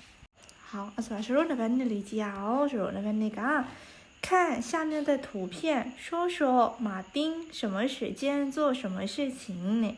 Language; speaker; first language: Chinese; non-native, fluent; Burmese